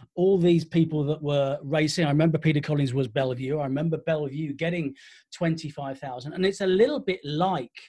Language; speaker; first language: English; native; English